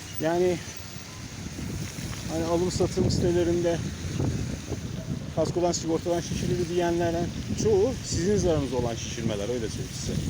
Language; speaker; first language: Turkish; native; Turkish